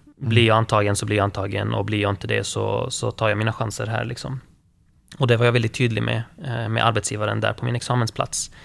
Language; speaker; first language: Swedish; early bilingual, other home language; Arabic